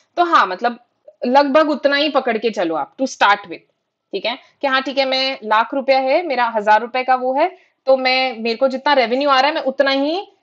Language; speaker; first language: Hindi; non-native, local second language; Marathi